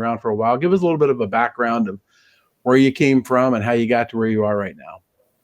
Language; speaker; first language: English; native; English